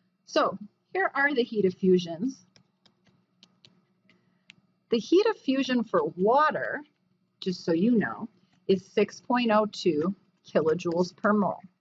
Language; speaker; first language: English; native; English